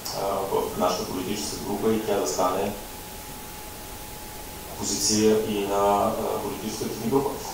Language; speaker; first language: Bulgarian; native; Bulgarian